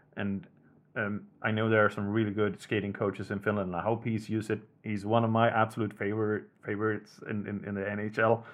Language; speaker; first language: English; non-native, fluent; Swedish